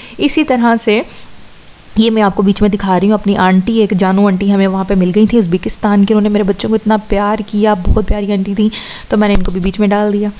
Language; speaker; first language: Urdu; non-native, local second language; Punjabi